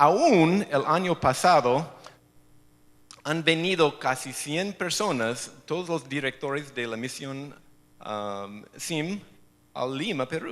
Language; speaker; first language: Spanish; non-native, fluent; English